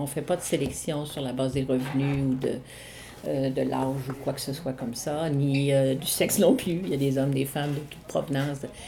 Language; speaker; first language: French; native; French